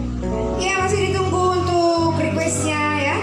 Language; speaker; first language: Indonesian; native; Indonesian